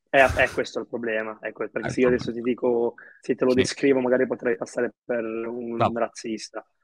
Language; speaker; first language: Italian; early bilingual, other home language; Arabic